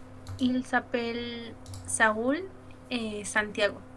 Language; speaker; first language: French; non-native, learner; Spanish